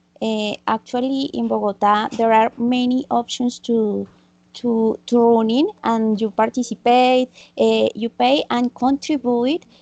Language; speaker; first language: English; non-native, learner; Spanish